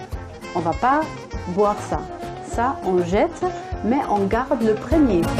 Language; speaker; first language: French; non-native, fluent; German